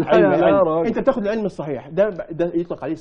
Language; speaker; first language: Arabic; native; Arabic